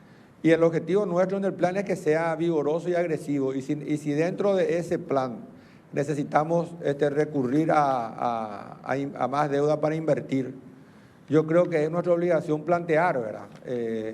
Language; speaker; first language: Spanish; native; Spanish